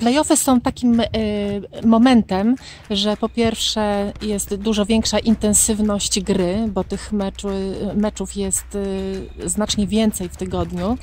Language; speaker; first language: Polish; native; Polish